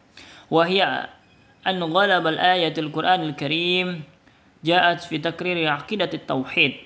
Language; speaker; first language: Arabic; non-native, learner; Indonesian